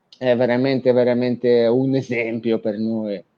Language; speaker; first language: Italian; non-native, fluent; Ukrainian